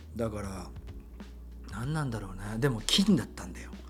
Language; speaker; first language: Japanese; native; Japanese